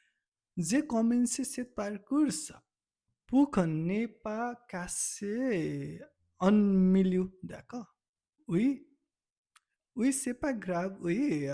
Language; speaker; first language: French; non-native, learner; Nepali